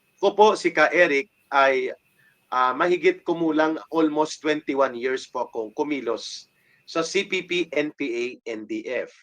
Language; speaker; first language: Filipino; non-native, local second language; Hiligaynon